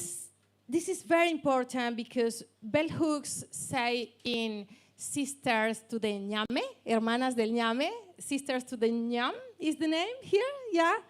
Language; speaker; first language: English; non-native, learner; Spanish